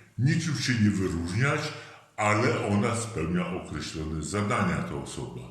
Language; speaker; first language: Polish; native; Polish